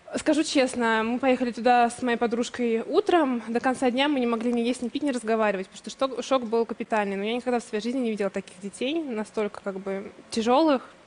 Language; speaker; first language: Russian; native; Russian